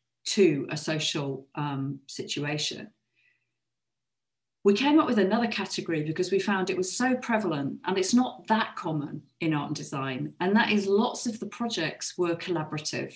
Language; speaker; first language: English; native; English